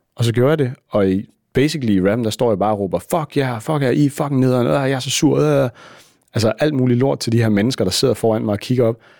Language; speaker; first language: Danish; native; Danish